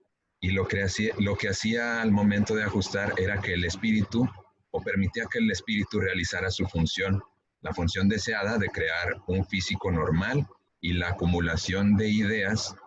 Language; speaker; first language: Spanish; native; Spanish